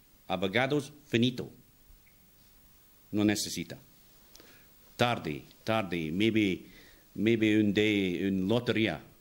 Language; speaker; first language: Spanish; non-native, learner; English